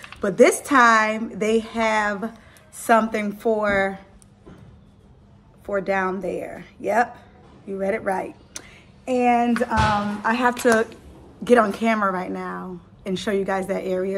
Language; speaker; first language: English; native; English